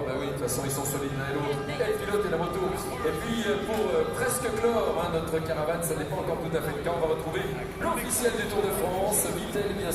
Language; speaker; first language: French; native; French